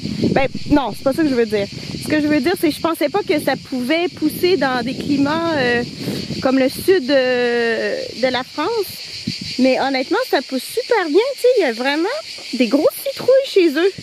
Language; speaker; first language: French; native; French